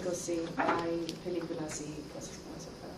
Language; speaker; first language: Spanish; non-native, learner; English